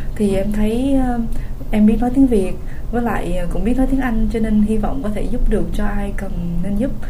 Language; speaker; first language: Vietnamese; early bilingual, heritage; Vietnamese